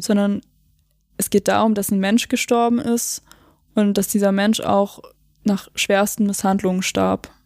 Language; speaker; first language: German; native; German